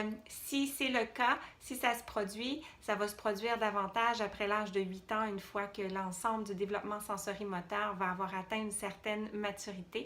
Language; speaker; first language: French; native; French